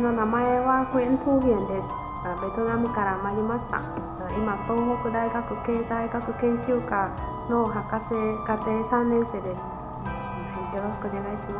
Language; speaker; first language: Japanese; non-native, fluent; Vietnamese